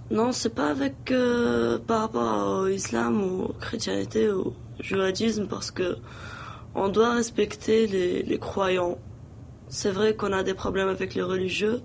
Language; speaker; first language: French; non-native, local second language; Arabic